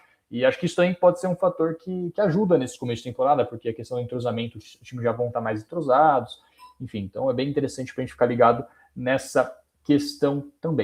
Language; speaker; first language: Portuguese; native; Portuguese